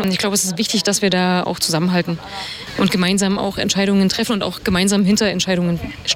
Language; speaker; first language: German; native; German